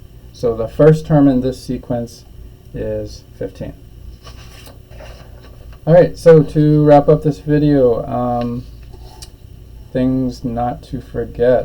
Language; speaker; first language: English; native; English